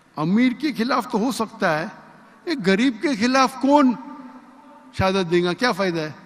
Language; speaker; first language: Urdu; non-native, local second language; Konkani